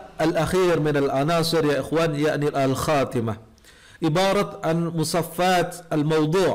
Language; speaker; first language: Arabic; non-native, fluent; Indonesian